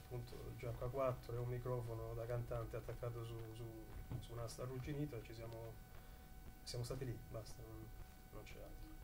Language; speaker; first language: Italian; native; Italian